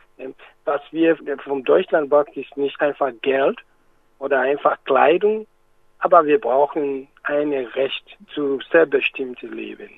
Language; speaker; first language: German; non-native, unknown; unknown